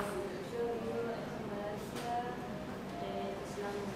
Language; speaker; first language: Spanish; non-native, learner; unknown